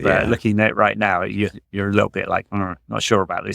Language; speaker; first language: English; native; English